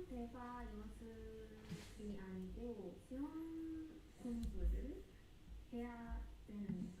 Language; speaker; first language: Korean; non-native, fluent; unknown